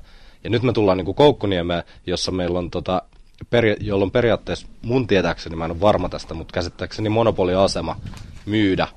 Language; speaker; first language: Finnish; native; Finnish